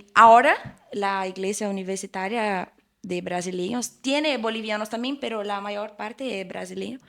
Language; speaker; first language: Spanish; non-native, fluent; Portuguese